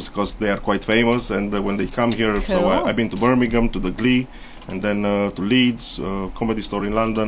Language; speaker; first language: English; non-native, fluent; Romanian